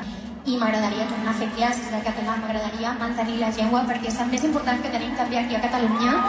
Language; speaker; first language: Catalan; non-native, local second language; Spanish